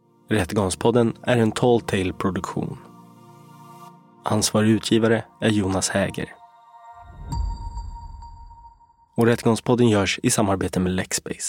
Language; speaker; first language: Swedish; native; Swedish